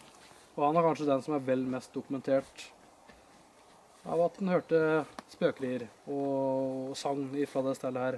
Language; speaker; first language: Norwegian; native; Norwegian